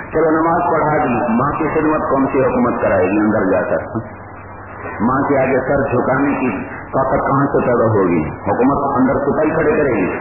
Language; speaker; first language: Urdu; non-native, local second language; Punjabi